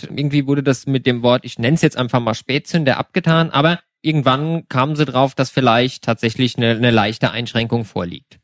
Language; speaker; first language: German; native; German